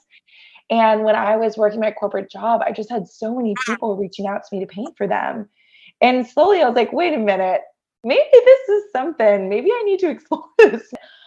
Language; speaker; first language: English; native; English